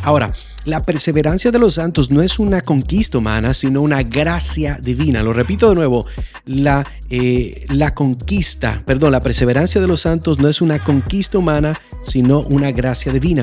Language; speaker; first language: Spanish; native; Spanish